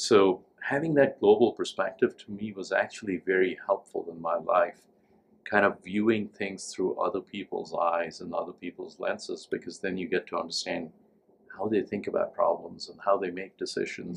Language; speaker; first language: English; non-native, local second language; Hindi